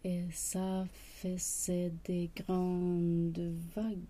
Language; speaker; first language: French; non-native, learner; Swedish